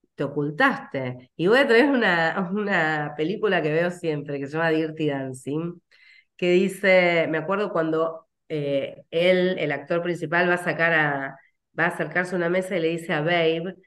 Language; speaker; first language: Spanish; native; Spanish